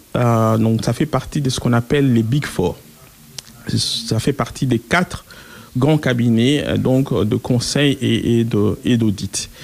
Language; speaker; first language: French; non-native, local second language; Lingala